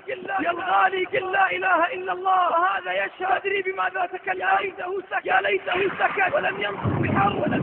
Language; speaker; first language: Arabic; native; Arabic